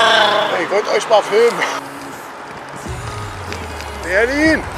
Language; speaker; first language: German; native; German